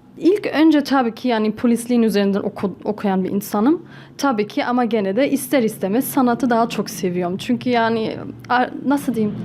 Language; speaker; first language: Turkish; early bilingual, heritage; Turkish